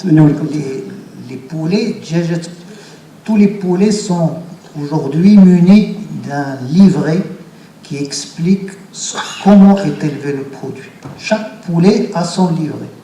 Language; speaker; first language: French; non-native, local second language; Arabic